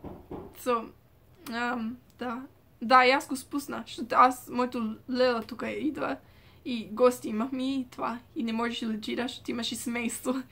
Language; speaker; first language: Bulgarian; early bilingual, heritage; Bulgarian